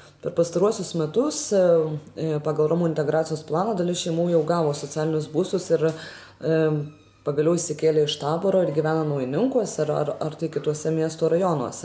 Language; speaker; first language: Lithuanian; native; Lithuanian